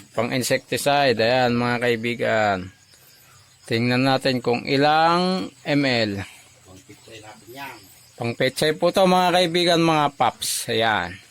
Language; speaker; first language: Filipino; native; Filipino